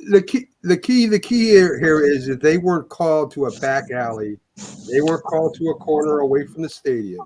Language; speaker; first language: English; native; English